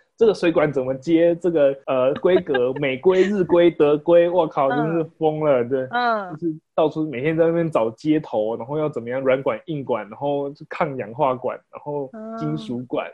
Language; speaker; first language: Chinese; native; Chinese